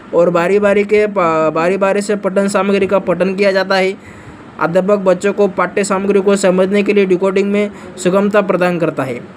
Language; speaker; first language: Hindi; non-native, local second language; Marathi